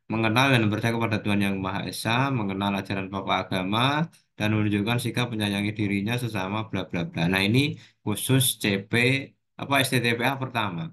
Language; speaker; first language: Indonesian; non-native, local second language; Javanese